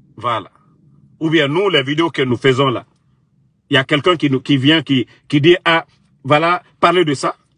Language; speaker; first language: French; non-native, local second language; Mandingo